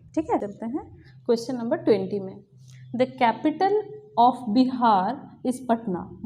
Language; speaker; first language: Hindi; non-native, local second language; Bangla